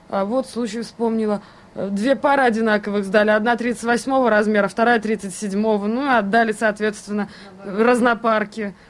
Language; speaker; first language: Russian; native; Russian